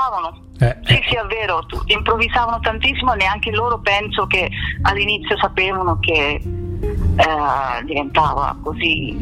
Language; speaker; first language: Italian; non-native, fluent; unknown